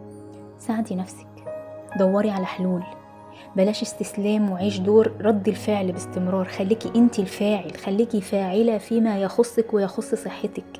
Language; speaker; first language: Arabic; native; Arabic